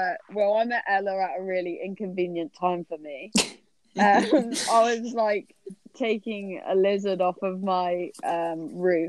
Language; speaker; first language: English; native; English